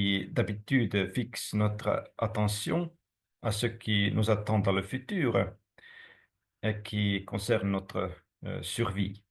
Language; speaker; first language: French; non-native, fluent; Estonian